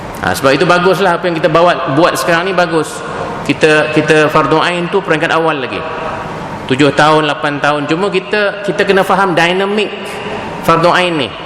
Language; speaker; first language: Malay; native; Malay